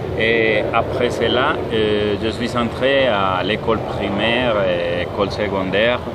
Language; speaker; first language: French; non-native, fluent; Spanish